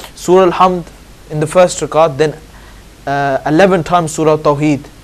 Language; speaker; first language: English; native; English